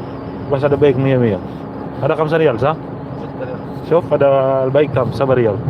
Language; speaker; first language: Arabic; non-native, learner; Filipino